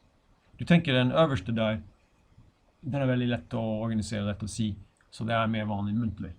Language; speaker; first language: Norwegian; non-native, fluent; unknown